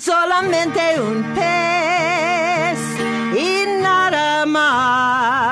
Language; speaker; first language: Spanish; non-native, learner; English